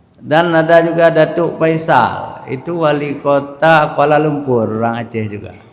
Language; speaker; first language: Malay; non-native, local second language; Achinese